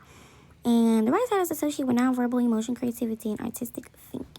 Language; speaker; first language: English; native; English